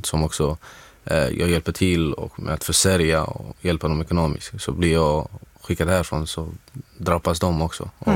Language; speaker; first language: Swedish; non-native, fluent; Arabic